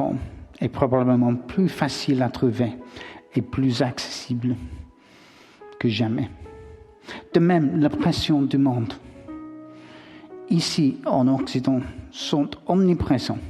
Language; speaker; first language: French; non-native, learner; English